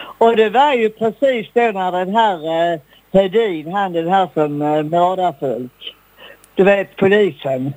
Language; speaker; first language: Swedish; native; Swedish